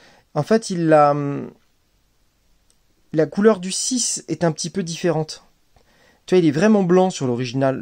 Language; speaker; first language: French; native; French